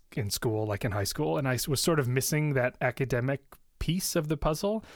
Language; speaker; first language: English; native; English